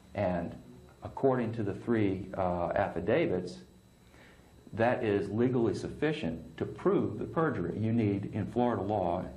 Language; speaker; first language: English; native; English